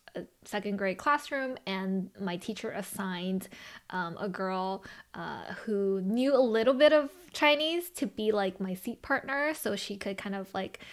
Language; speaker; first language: English; early bilingual, other home language; Chinese